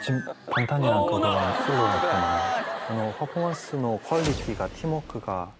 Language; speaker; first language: Japanese; non-native, learner; Korean